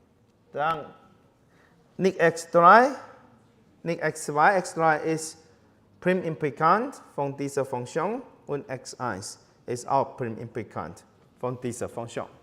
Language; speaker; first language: German; non-native, learner; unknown